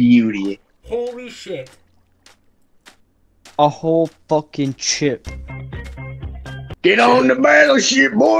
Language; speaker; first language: English; native; English